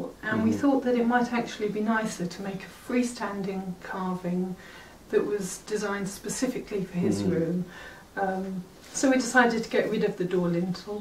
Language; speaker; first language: English; native; English